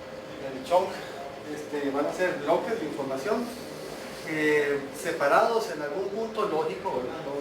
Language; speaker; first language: Spanish; native; Spanish